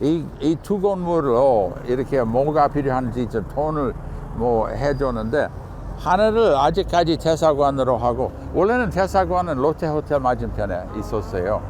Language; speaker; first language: Korean; non-native, fluent; English